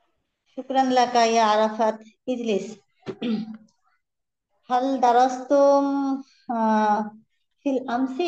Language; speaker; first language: Arabic; non-native, learner; Bangla